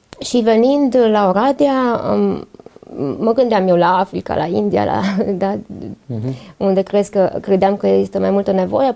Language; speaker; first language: Romanian; native; Romanian